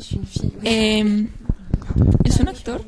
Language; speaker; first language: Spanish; non-native, learner; French